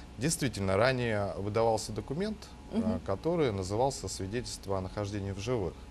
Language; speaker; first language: Russian; native; Russian